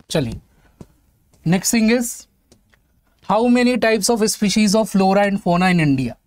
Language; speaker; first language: Hindi; native; Hindi